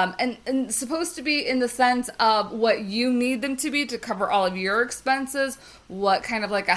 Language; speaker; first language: English; native; English